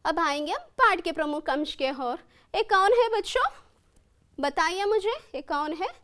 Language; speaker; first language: Hindi; non-native, local second language; Kannada